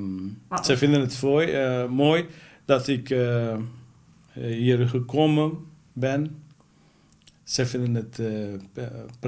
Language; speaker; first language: Dutch; non-native, fluent; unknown